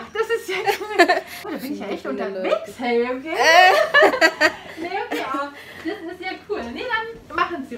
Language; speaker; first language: German; native; German